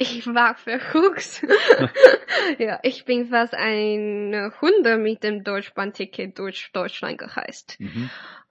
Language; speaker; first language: German; non-native, fluent; Chinese